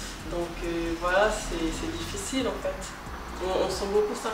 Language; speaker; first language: French; non-native, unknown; Portuguese